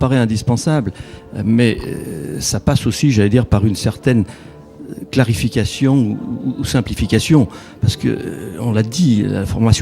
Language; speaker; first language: French; native; French